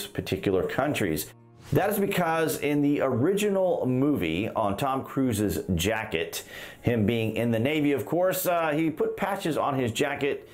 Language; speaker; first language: English; native; English